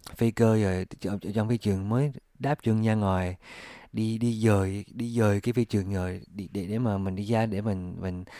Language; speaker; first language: Vietnamese; early bilingual, other home language; English